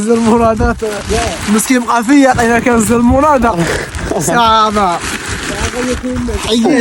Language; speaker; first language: Arabic; native; Arabic